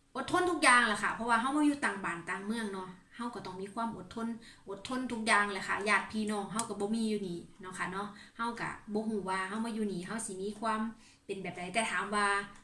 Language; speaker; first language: Thai; native; Thai